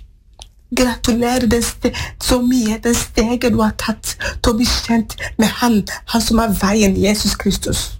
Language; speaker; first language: Norwegian; non-native, fluent; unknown